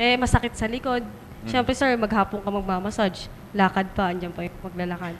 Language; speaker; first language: Filipino; non-native, local second language; Iloko